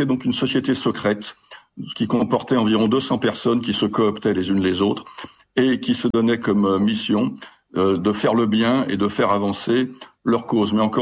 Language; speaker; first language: French; native; French